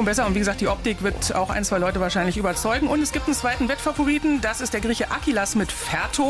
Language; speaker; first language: German; native; German